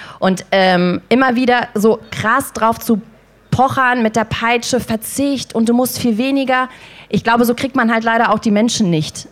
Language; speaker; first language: German; native; German